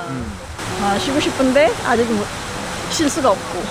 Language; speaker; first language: Korean; non-native, fluent; Filipino